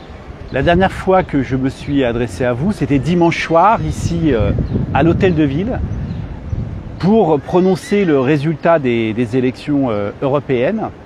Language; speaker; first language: French; native; French